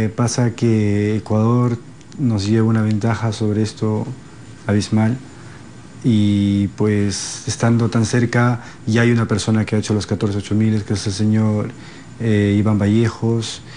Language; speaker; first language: Spanish; native; Spanish